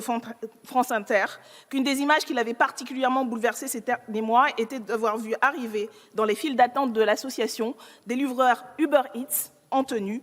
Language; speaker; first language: French; native; French